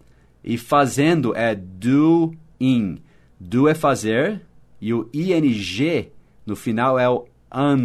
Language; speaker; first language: Portuguese; non-native, fluent; English